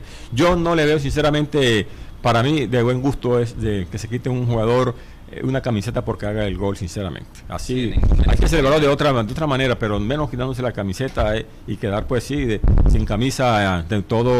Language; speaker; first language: Spanish; native; Spanish